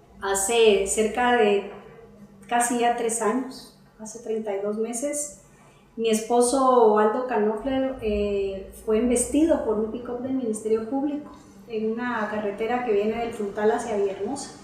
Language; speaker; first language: Spanish; native; Spanish